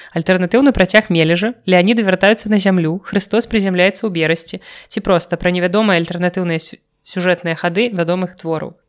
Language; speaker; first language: Belarusian; non-native, local second language; Russian